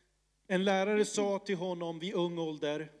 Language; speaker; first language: Swedish; early bilingual, other home language; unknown